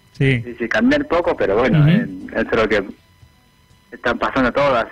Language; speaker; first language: Spanish; non-native, fluent; Japanese